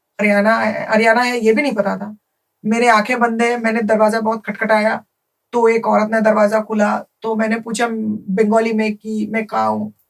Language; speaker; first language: Hindi; non-native, local second language; Bangla